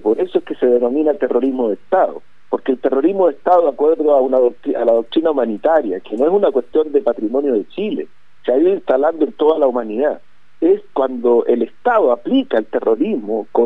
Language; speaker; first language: Spanish; native; Spanish